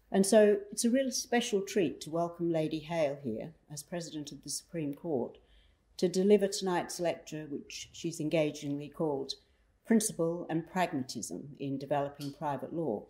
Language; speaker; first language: English; native; English